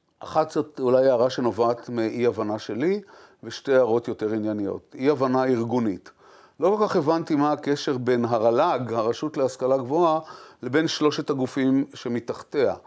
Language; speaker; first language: Hebrew; native; Hebrew